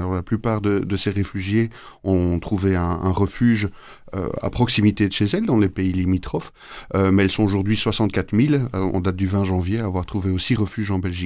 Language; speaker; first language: French; native; French